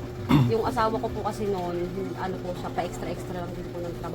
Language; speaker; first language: Filipino; native; Filipino